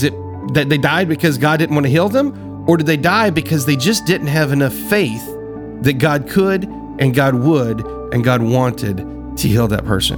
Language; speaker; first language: English; native; English